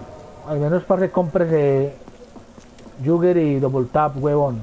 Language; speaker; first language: Spanish; native; Spanish